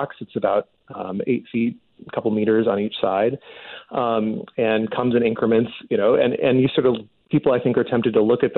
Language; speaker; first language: English; native; English